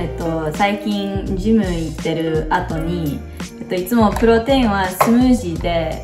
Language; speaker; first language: Japanese; early bilingual, heritage; Japanese